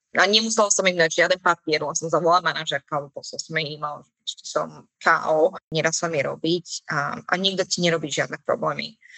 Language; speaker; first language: Slovak; native; Slovak